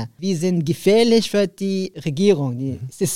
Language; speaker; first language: German; non-native, learner; Arabic